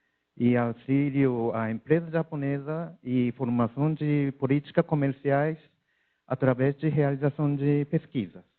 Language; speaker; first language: Portuguese; non-native, learner; Japanese